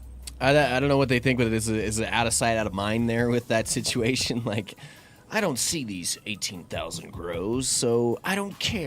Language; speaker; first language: English; native; English